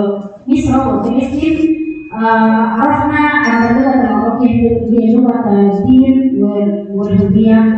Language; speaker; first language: Arabic; non-native, learner; Indonesian